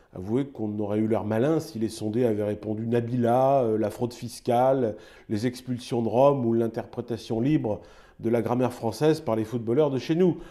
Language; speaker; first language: French; native; French